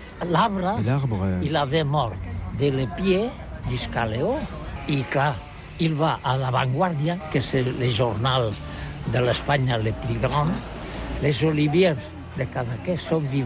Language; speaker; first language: French; non-native, learner; Catalan